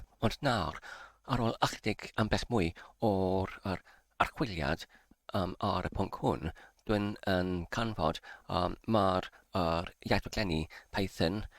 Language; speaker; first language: Welsh; non-native, learner; English